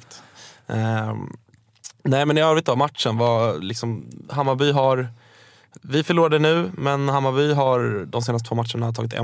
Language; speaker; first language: Swedish; native; Swedish